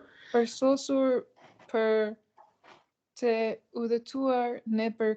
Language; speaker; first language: Albanian; non-native, learner; Norwegian